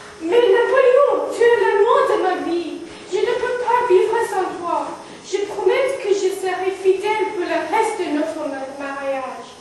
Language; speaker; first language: French; non-native, learner; English